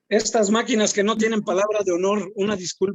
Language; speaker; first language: Spanish; native; Spanish